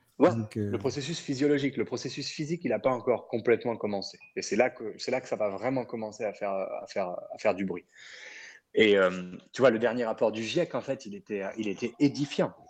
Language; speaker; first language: French; early bilingual, other home language; Arabic